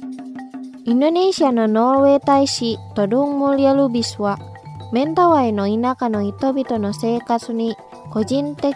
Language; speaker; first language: Japanese; non-native, fluent; Indonesian